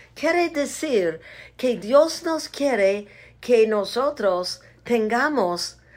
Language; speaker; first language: Spanish; non-native, fluent; English